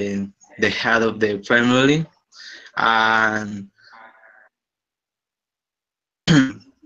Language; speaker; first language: English; non-native, learner; Spanish